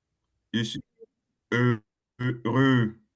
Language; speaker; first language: French; non-native, fluent; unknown